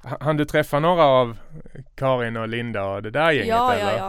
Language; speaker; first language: Swedish; native; Swedish